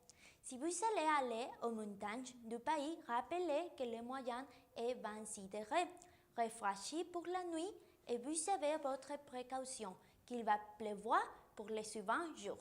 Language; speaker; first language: French; non-native, learner; Spanish